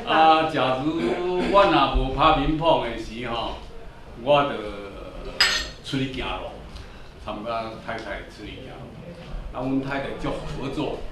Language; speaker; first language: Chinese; non-native, local second language; Min Nan Chinese